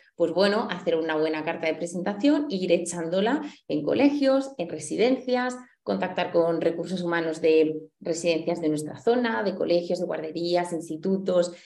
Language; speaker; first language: Spanish; native; Spanish